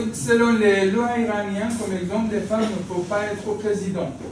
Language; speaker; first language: French; non-native, fluent; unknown